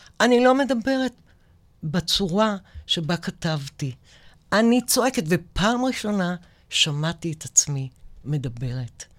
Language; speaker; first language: Hebrew; native; Hebrew